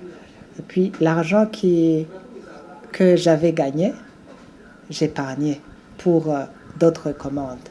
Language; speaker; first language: French; non-native, local second language; Rundi